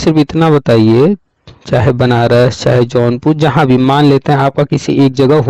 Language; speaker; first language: Hindi; native; Hindi